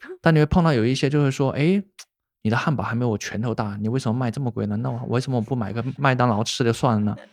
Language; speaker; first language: Chinese; native; Chinese